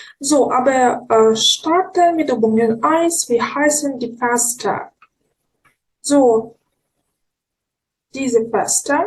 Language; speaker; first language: German; non-native, fluent; Ukrainian